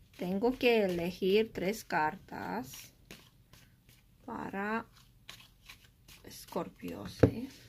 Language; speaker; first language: Spanish; non-native, learner; Romanian